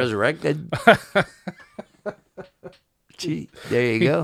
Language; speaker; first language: English; non-native, fluent; French